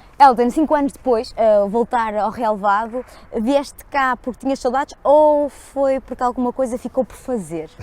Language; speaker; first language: Portuguese; native; Portuguese